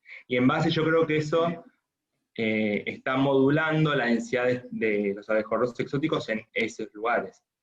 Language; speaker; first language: Spanish; native; Spanish